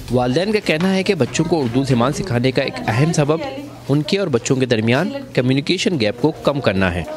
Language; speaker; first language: Urdu; native; Urdu